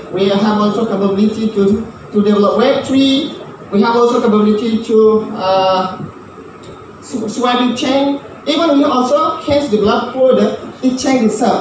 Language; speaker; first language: English; non-native, learner; Indonesian